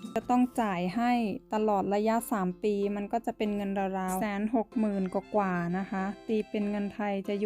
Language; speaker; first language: Thai; native; Thai